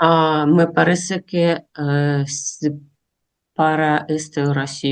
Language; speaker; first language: Spanish; non-native, learner; Russian